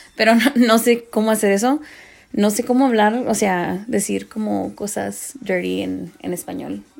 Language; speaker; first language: Spanish; early bilingual, heritage; Spanish